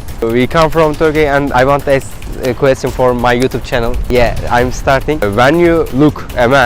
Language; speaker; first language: English; non-native, learner; Turkish